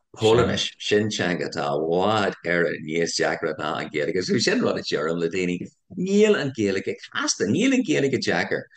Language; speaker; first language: Irish; non-native, local second language; English